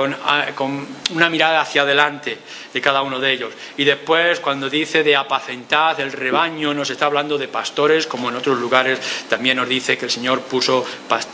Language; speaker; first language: Spanish; native; Spanish